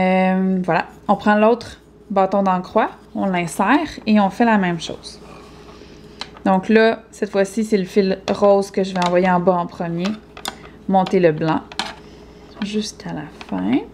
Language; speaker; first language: French; native; French